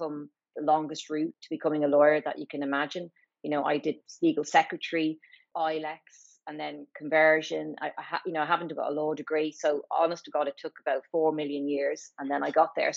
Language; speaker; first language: English; native; English